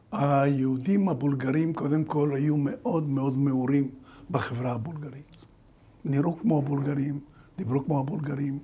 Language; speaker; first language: Hebrew; early bilingual, other home language; Bulgarian